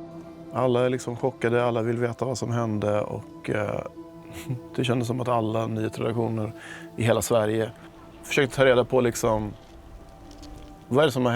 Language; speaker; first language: Swedish; native; Swedish